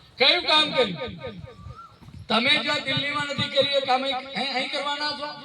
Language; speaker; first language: Gujarati; native; Gujarati